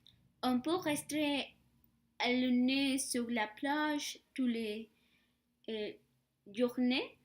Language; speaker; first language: French; non-native, learner; Spanish